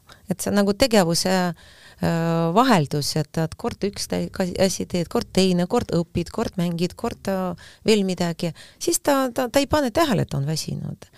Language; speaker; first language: Estonian; non-native, fluent; Russian